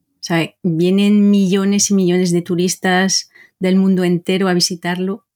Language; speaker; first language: Spanish; non-native, fluent; French